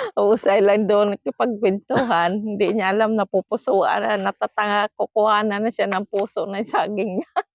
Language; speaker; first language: Filipino; non-native, local second language; Cebuano